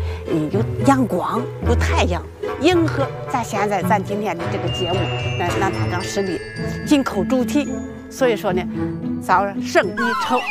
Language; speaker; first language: Chinese; native; Chinese